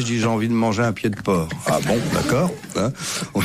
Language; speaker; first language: French; native; French